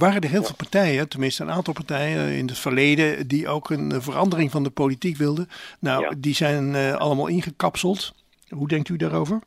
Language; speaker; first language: Dutch; native; Dutch